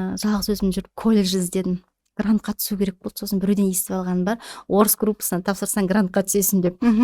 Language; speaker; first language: Kazakh; native; Kazakh